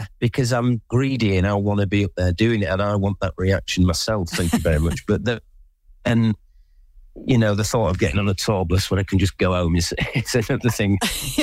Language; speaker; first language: English; native; English